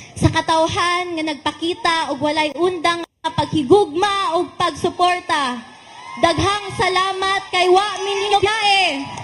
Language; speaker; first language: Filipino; non-native, local second language; Cebuano